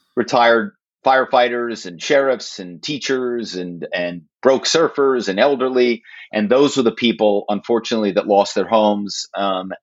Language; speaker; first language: English; native; English